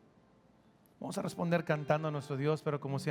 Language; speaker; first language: Spanish; native; Spanish